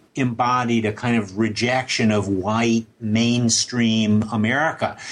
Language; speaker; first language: English; native; English